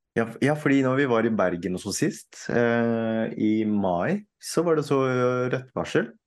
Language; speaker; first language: Norwegian; early bilingual, other home language; Filipino